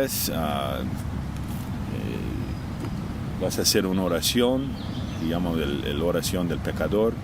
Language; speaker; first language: Spanish; non-native, fluent; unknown